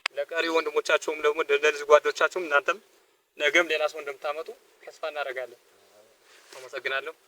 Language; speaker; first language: Amharic; native; Amharic